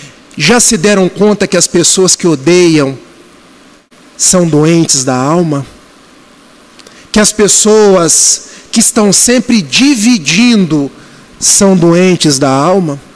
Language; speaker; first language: Portuguese; native; Portuguese